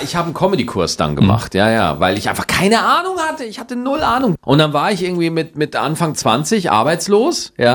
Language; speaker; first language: German; native; German